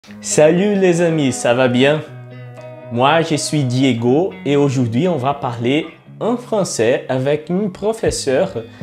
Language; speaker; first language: French; non-native, learner; Portuguese